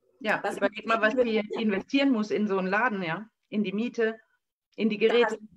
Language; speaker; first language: German; native; German